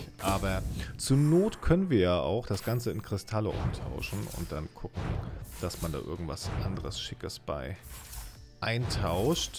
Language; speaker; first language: German; native; German